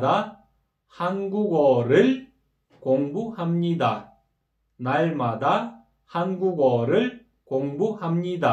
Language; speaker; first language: Korean; non-native, fluent; Kyrgyz